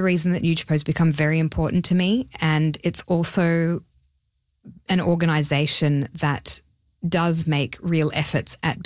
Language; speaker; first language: English; non-native, local second language; Hebrew